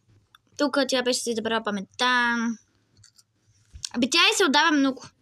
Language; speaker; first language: Bulgarian; early bilingual, other home language; Russian